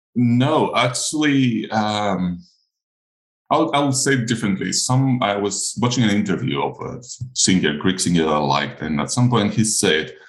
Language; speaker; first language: English; non-native, fluent; Greek